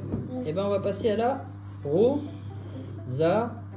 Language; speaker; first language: French; native; French